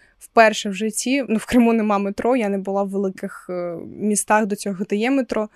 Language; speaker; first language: Ukrainian; non-native, local second language; Russian